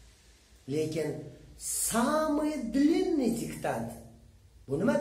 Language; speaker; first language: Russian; non-native, fluent; Uzbek